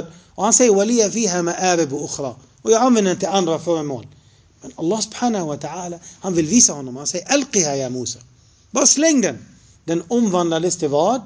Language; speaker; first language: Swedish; non-native, fluent; Arabic